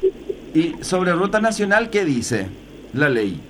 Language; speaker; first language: Spanish; native; Spanish